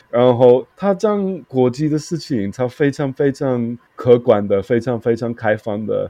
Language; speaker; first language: Chinese; non-native, fluent; English